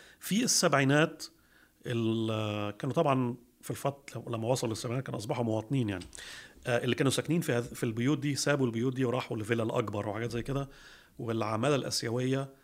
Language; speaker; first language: Arabic; early bilingual, heritage; Arabic